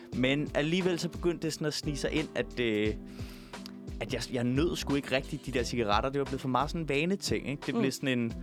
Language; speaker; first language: Danish; native; Danish